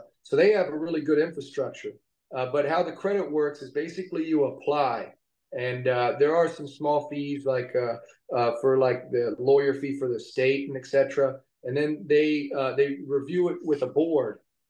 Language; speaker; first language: English; native; English